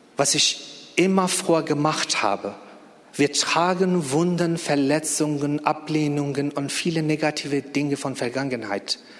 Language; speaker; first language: German; non-native, fluent; Persian